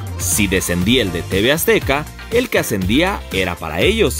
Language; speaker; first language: Spanish; native; Spanish